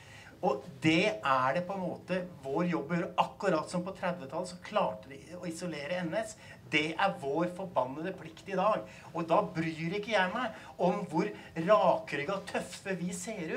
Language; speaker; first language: Norwegian; native; Norwegian